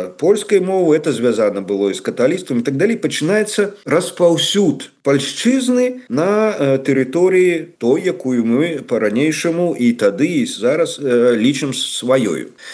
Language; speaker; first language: Belarusian; non-native, local second language; Russian